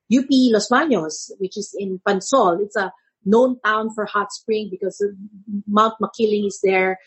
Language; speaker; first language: English; non-native, local second language; Filipino